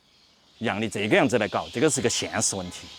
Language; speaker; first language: Chinese; native; Chinese